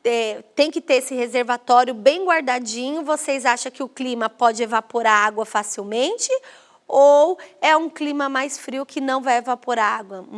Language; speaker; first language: Portuguese; native; Portuguese